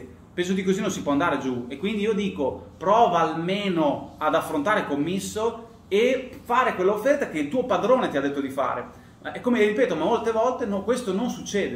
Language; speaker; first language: Italian; native; Italian